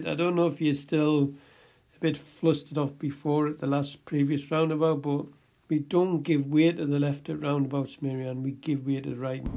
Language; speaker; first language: English; native; English